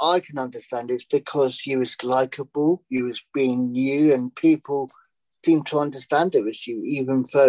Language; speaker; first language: English; native; English